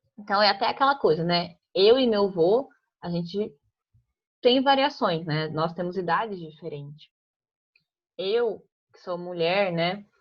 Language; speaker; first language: Portuguese; native; Portuguese